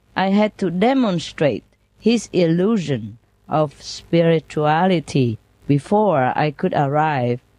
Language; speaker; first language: English; non-native, fluent; Vietnamese